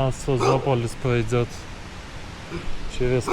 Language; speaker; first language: Russian; non-native, learner; Lithuanian